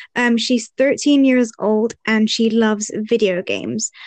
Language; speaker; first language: English; early bilingual, other home language; Arabic